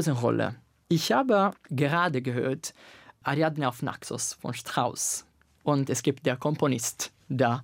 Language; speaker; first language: German; non-native, learner; Italian